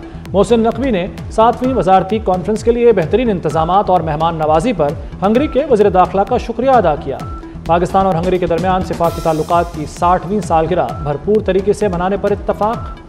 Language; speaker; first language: Urdu; native; Urdu